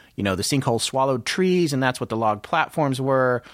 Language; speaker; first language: English; native; English